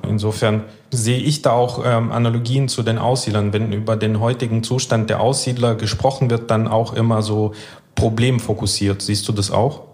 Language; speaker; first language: German; early bilingual, other home language; Russian